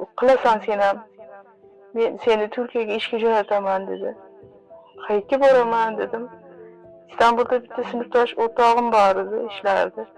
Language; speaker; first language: Uzbek; native; Uzbek